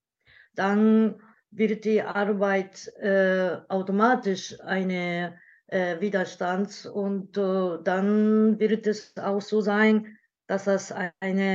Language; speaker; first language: German; non-native, learner; Japanese